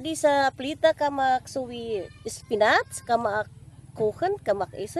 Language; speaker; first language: German; non-native, learner; Waray